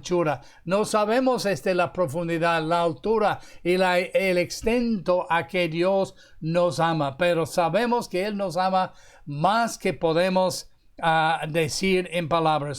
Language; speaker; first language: Spanish; non-native, fluent; English